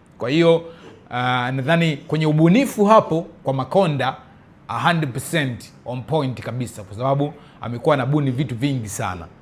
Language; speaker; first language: Swahili; early bilingual, heritage; Swahili